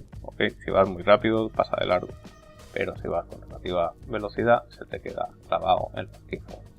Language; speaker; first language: Spanish; native; Spanish